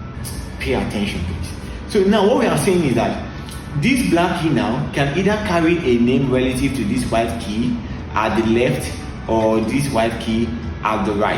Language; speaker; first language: English; non-native, local second language; Yoruba